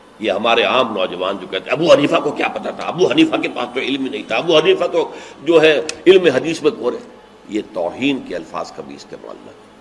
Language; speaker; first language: Urdu; native; Urdu